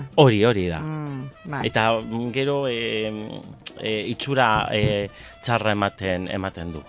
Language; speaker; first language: Basque; non-native, local second language; Spanish